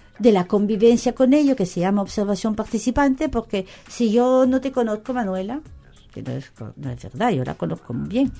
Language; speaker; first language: Spanish; non-native, fluent; French